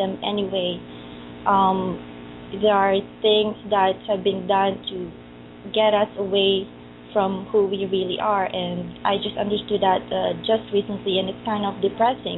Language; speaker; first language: English; non-native, local second language; Filipino